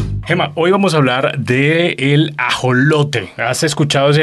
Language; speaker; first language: Spanish; native; Spanish